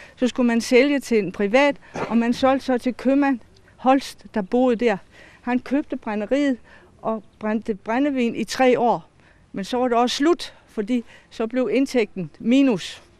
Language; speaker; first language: Danish; native; Danish